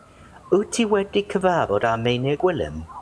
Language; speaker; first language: Welsh; non-native, learner; English